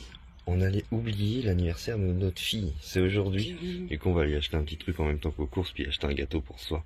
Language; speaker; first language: French; native; French